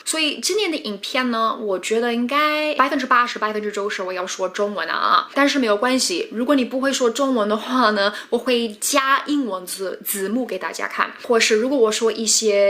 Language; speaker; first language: Chinese; non-native, fluent; English